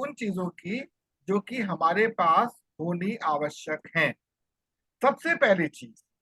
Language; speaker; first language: Hindi; native; Hindi